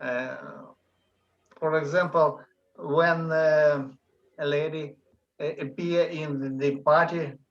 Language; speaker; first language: English; non-native, learner; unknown